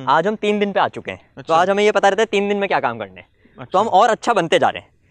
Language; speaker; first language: Hindi; native; Hindi